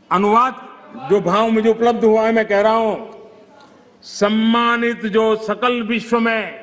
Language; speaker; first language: Hindi; non-native, local second language; Gujarati